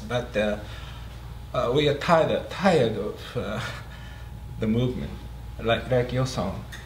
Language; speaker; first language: English; non-native, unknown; Japanese